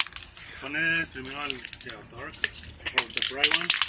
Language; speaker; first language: English; early bilingual, other home language; Spanish